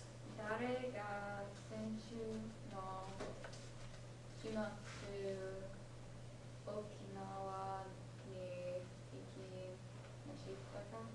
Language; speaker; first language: Japanese; non-native, learner; English